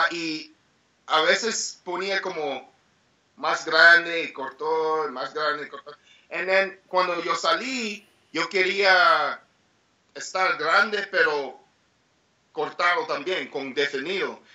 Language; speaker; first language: Spanish; early bilingual, heritage; English